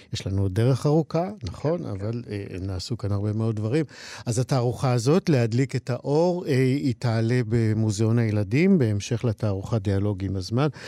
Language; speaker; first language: Hebrew; native; Hebrew